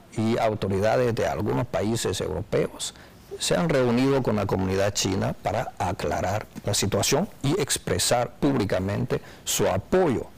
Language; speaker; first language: Spanish; non-native, fluent; Chinese